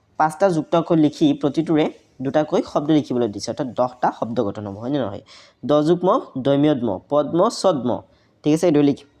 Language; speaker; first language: Assamese; native; Assamese